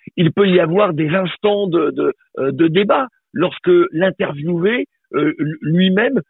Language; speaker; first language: French; native; French